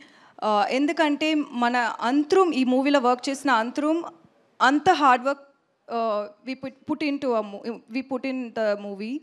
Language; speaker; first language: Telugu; non-native, learner; Tamil